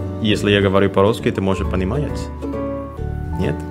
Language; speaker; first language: Russian; non-native, learner; Indonesian